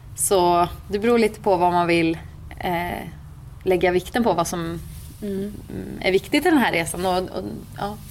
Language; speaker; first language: Swedish; native; Swedish